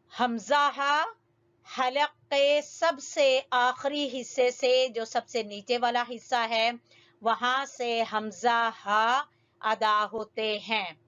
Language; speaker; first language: Urdu; native; Urdu